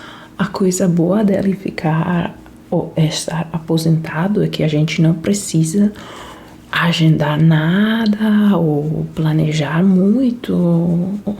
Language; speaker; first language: Portuguese; non-native, fluent; Italian